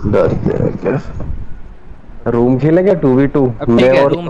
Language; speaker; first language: Hindi; non-native, local second language; Gujarati